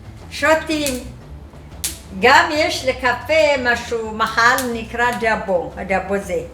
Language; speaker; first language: Hebrew; non-native, fluent; Amharic